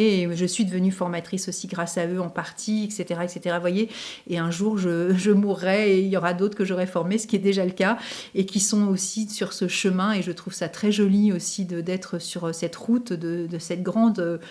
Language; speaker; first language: French; native; French